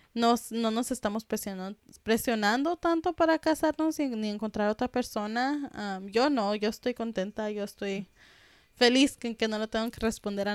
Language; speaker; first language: Spanish; early bilingual, heritage; Spanish